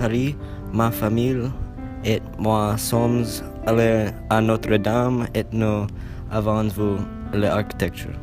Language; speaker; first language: French; non-native, learner; English